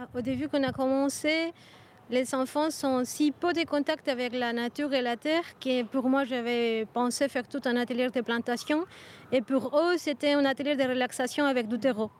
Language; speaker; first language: French; non-native, fluent; Spanish